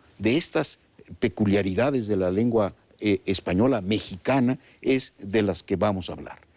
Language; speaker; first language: Spanish; native; Spanish